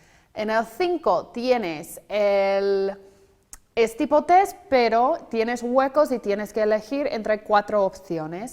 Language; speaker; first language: Spanish; non-native, fluent; English